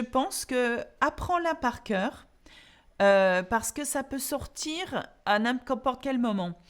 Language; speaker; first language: French; non-native, fluent; English